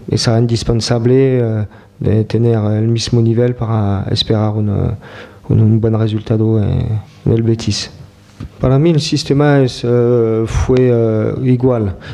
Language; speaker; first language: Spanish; non-native, learner; French